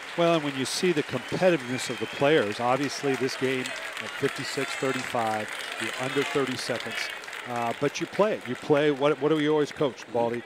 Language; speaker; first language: English; native; English